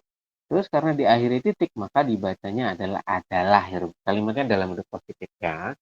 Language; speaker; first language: Indonesian; native; Indonesian